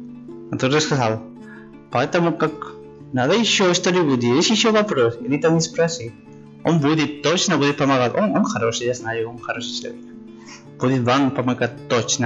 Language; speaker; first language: Russian; non-native, learner; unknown